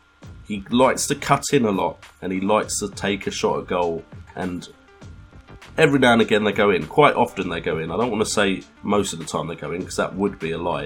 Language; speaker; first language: English; native; English